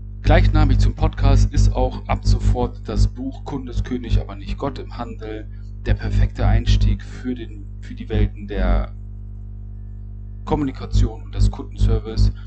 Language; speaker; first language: German; native; German